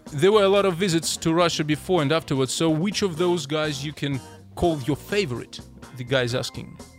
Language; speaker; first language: English; non-native, fluent; Russian